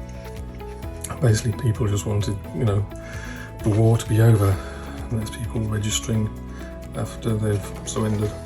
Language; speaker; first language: English; native; English